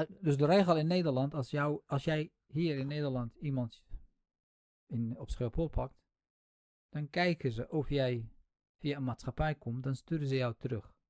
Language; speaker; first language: Dutch; non-native, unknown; Kurdish